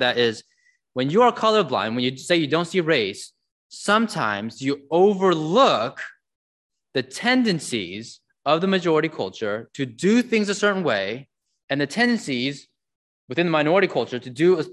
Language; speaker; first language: English; native; English